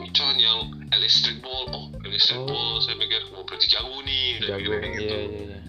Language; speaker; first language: Indonesian; native; Indonesian